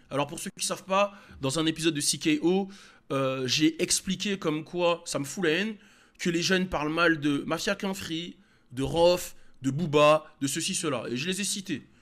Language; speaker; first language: French; native; French